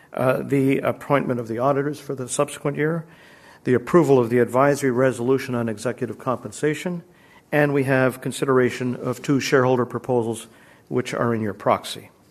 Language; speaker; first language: English; native; English